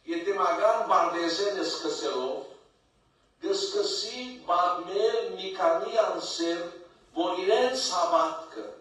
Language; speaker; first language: Armenian; early bilingual, heritage; Armenian